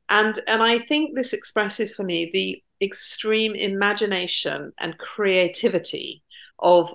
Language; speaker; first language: English; native; English